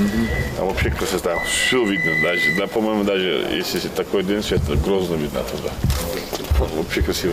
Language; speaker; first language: Russian; non-native, local second language; Chechen